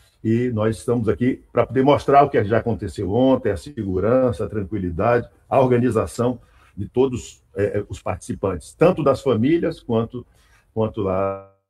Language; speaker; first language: Portuguese; native; Portuguese